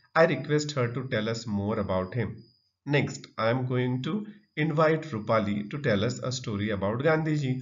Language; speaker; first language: English; non-native, local second language; Marathi